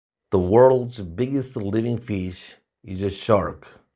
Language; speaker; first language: English; non-native, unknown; Korean